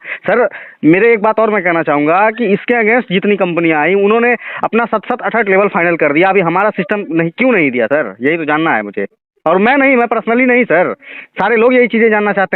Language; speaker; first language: Hindi; native; Hindi